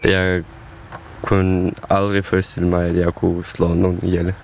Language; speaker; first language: Danish; non-native, fluent; Ukrainian